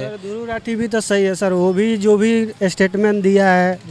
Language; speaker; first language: Hindi; native; Hindi